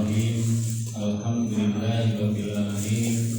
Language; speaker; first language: Indonesian; native; Indonesian